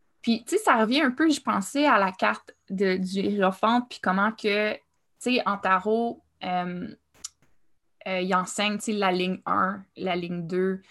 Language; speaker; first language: French; native; French